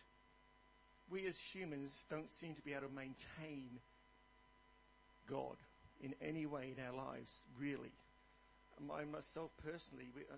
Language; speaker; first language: English; native; English